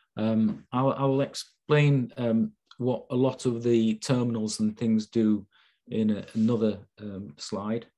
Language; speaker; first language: English; native; English